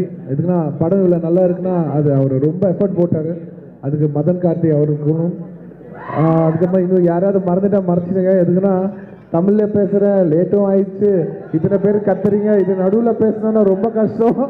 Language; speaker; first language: Tamil; non-native, local second language; Telugu